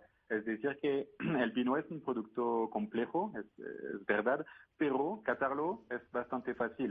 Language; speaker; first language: Spanish; non-native, fluent; French